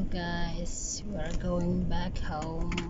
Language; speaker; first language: English; non-native, learner; Filipino